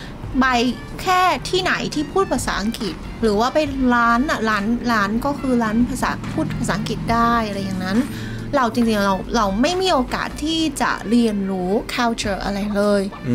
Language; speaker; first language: Thai; non-native, fluent; Vietnamese